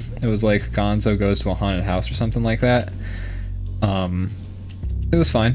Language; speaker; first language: English; native; English